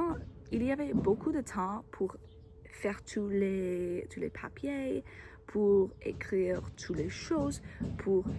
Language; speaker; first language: French; non-native, learner; English